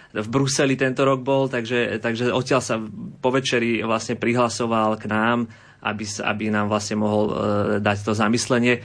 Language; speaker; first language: Slovak; native; Slovak